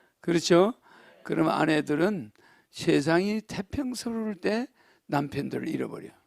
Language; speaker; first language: Korean; native; Korean